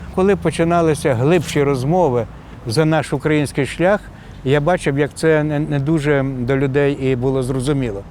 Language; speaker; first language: Ukrainian; native; Ukrainian